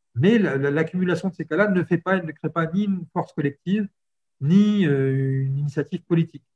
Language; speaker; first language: French; early bilingual, other home language; Arabic